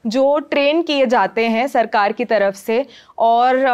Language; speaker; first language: Hindi; non-native, local second language; Gujarati